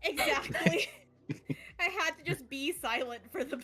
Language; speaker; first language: English; native; English